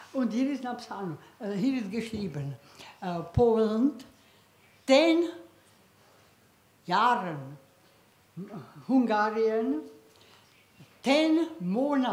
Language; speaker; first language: German; non-native, learner; Czech